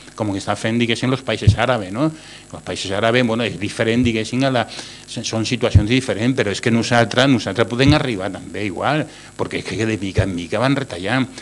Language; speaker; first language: Catalan; non-native, local second language; Spanish